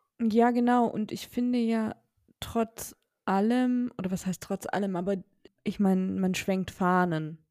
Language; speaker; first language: German; native; German